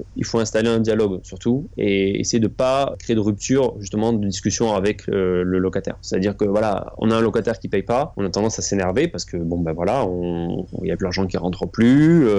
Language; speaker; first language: French; native; French